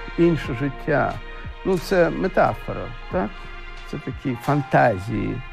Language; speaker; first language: Ukrainian; non-native, local second language; Russian